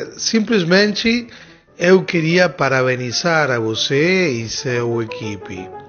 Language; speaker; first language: Portuguese; non-native, fluent; Spanish